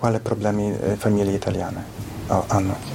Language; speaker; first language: Italian; non-native, fluent; Ukrainian